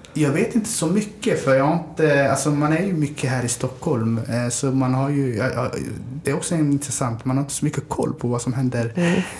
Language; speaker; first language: Swedish; early bilingual, other home language; Somali